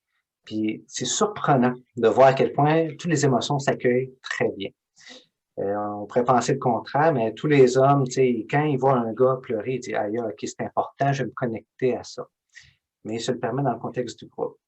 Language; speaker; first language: French; native; French